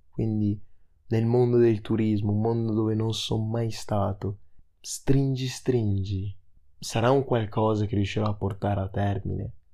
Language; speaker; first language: Italian; early bilingual, other home language; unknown